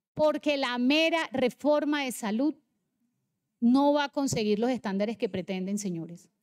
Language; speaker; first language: Spanish; native; Spanish